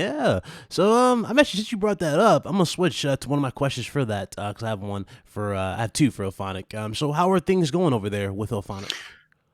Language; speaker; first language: English; native; English